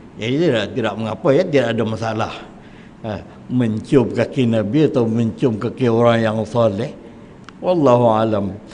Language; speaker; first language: Malay; native; Malay